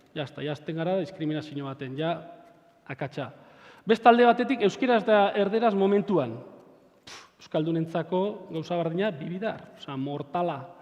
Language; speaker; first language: Basque; native; Basque